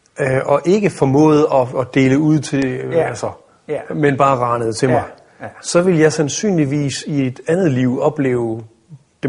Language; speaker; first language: Danish; native; Danish